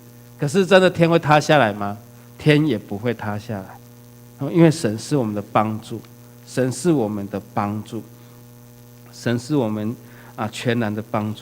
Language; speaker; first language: Chinese; native; Chinese